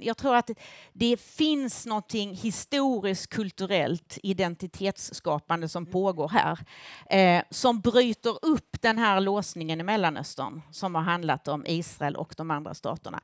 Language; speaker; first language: Swedish; native; Swedish